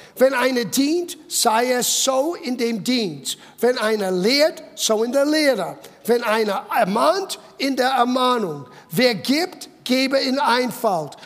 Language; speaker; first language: German; non-native, fluent; English